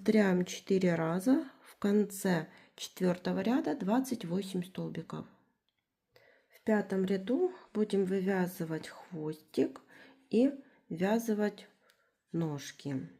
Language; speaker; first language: Russian; native; Russian